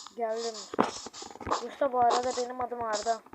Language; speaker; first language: Turkish; native; Turkish